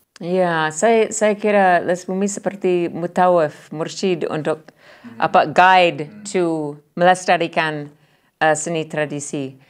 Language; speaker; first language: Indonesian; non-native, learner; English